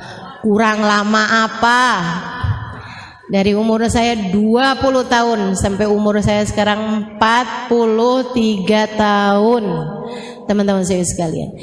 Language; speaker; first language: Indonesian; native; Indonesian